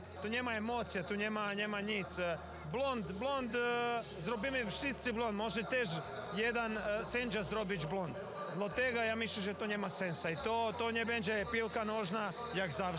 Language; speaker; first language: Polish; non-native, learner; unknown